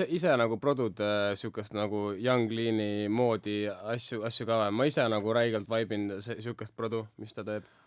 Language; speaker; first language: Estonian; native; Estonian